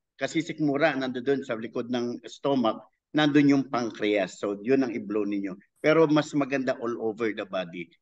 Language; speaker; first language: Filipino; native; Filipino